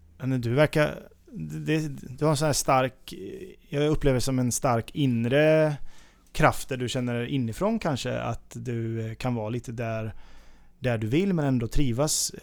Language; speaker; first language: Swedish; native; Swedish